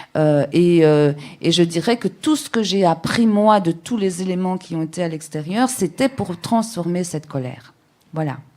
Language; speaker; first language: French; early bilingual, other home language; Rundi